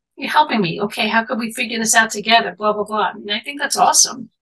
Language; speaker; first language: English; native; English